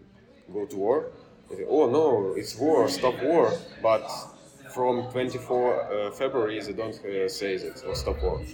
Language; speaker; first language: English; non-native, learner; Ukrainian